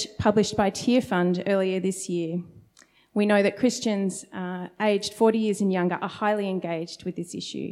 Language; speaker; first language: English; native; English